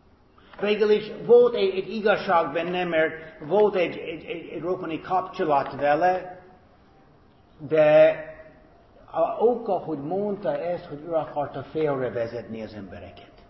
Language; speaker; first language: Hungarian; non-native, fluent; English